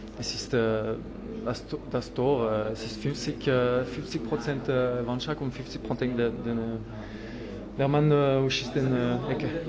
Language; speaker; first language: German; non-native, local second language; French